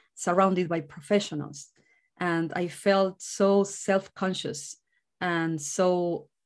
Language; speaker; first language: English; non-native, fluent; Spanish